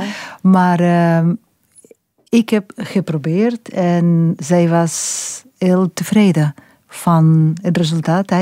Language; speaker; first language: Dutch; non-native, local second language; French